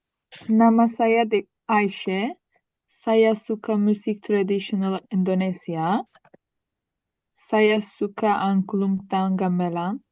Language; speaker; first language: Indonesian; non-native, learner; Turkish